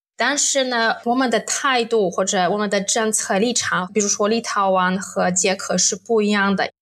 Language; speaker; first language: Chinese; non-native, fluent; Polish